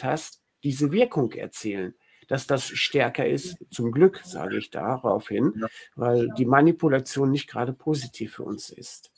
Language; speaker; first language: German; native; German